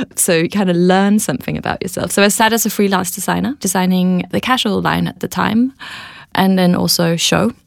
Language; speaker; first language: English; non-native, fluent; Danish